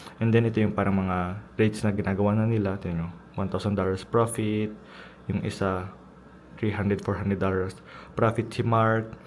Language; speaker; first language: Filipino; early bilingual, heritage; Filipino